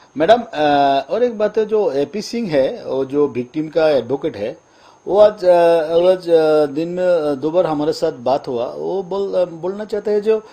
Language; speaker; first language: Hindi; non-native, local second language; Bangla